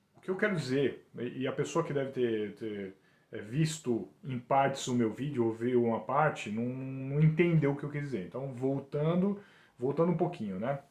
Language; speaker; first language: Portuguese; native; Portuguese